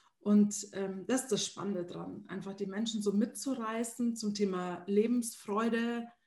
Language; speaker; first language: German; early bilingual, other home language; Arabic